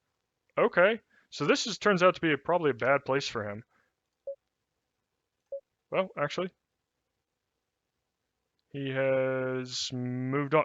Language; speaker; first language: English; native; English